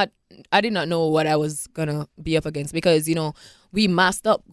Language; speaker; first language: English; non-native, local second language; Jamaican Creole English